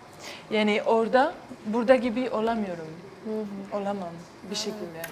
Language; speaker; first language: Turkish; early bilingual, heritage; Turkish